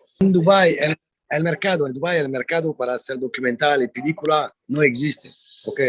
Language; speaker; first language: Spanish; non-native, learner; French